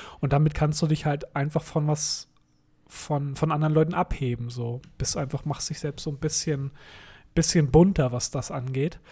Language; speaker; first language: German; native; German